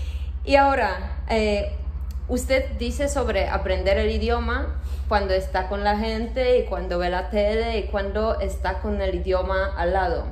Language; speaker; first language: Spanish; non-native, fluent; Polish